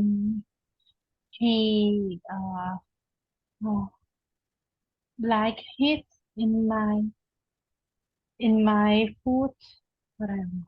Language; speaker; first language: English; non-native, learner; Vietnamese